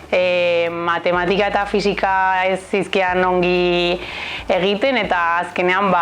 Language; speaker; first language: Basque; non-native, local second language; Spanish